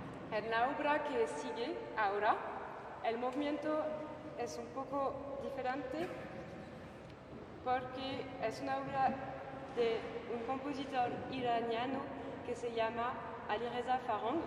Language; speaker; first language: Spanish; non-native, fluent; French